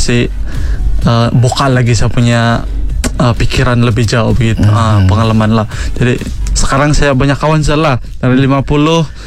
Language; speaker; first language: Malay; non-native, local second language; Central Dusun